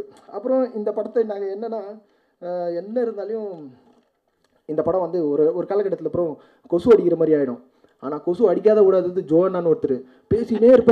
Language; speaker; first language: Tamil; native; Tamil